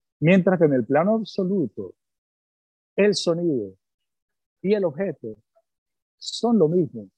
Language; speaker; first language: Spanish; early bilingual, other home language; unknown